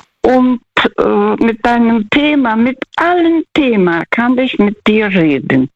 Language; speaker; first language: German; non-native, learner; Russian